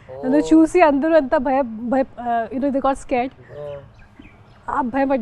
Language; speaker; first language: Telugu; non-native, local second language; Hindi